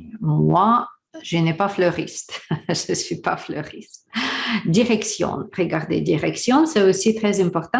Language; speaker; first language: French; non-native, learner; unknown